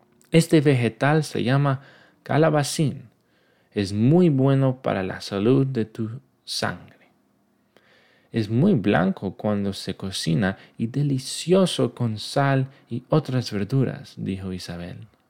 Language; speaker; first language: Spanish; non-native, learner; English